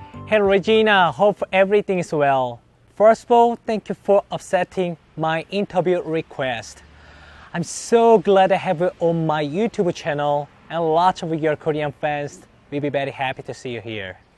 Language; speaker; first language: English; non-native, fluent; Korean